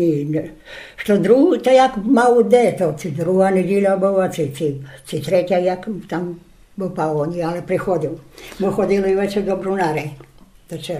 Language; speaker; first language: Polish; non-native, local second language; Rusyn